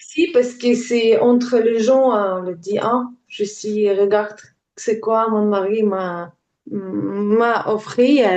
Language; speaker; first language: French; non-native, learner; Ukrainian